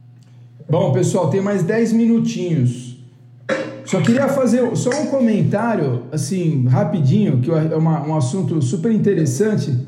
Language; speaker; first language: Portuguese; native; Portuguese